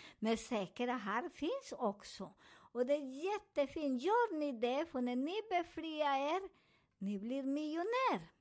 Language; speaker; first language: Swedish; non-native, learner; Spanish